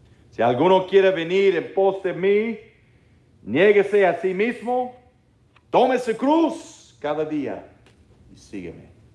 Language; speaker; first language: Spanish; non-native, learner; English